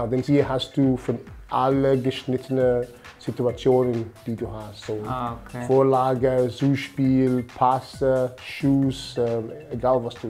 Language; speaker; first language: German; non-native, fluent; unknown